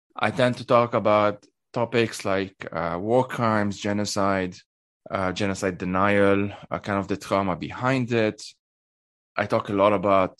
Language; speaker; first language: English; non-native, fluent; Arabic